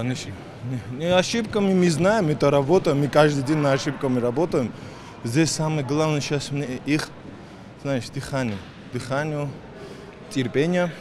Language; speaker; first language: Russian; non-native, fluent; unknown